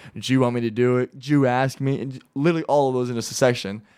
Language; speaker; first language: English; native; English